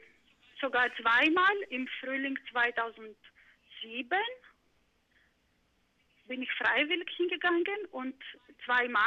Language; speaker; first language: German; non-native, fluent; Greek